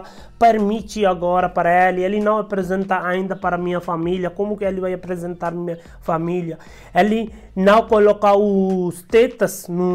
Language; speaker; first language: Portuguese; non-native, learner; Hindi